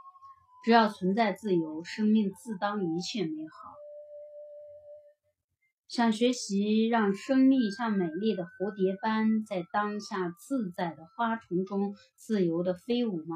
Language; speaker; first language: Chinese; native; Chinese